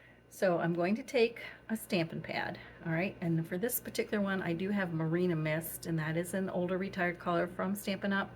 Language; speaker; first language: English; native; English